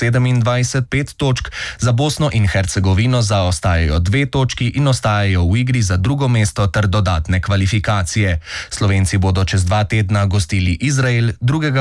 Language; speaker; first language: Slovenian; native; Slovenian